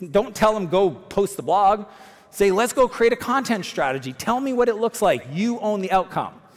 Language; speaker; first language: English; native; English